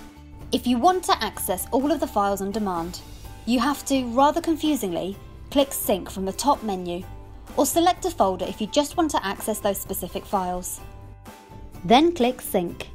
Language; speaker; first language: English; native; English